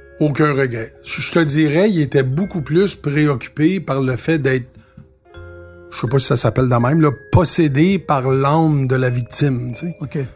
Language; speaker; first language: French; native; French